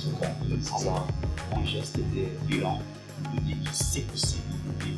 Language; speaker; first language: French; non-native, fluent; Portuguese